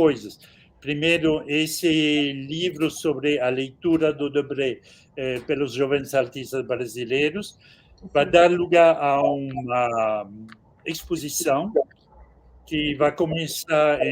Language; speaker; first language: Portuguese; non-native, fluent; French